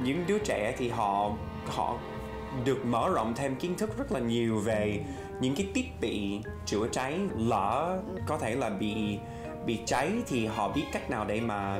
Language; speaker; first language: Vietnamese; non-native, fluent; English